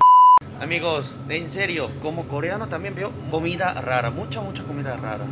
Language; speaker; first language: Spanish; non-native, fluent; Korean